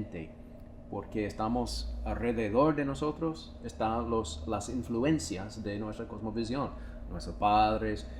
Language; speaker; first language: Spanish; non-native, fluent; English